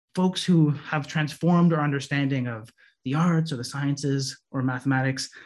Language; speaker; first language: English; native; English